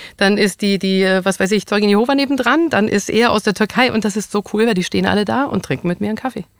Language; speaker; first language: German; early bilingual, other home language; Italian